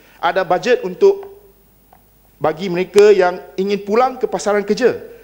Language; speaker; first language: Malay; non-native, local second language; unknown